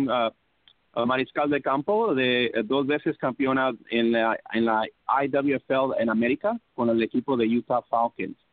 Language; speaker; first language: Spanish; early bilingual, heritage; English